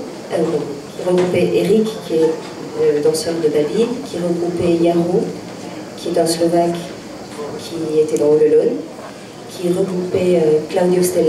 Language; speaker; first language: French; native; French